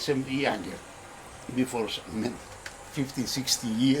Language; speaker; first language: English; non-native, learner; Greek